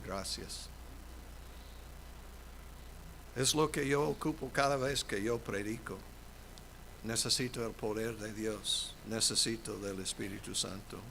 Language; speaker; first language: Spanish; non-native, fluent; English